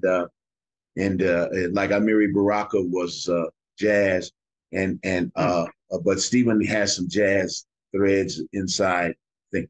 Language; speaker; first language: English; native; English